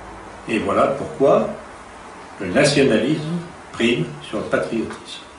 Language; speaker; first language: French; native; French